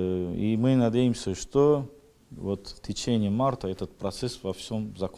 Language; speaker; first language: Russian; non-native, fluent; Georgian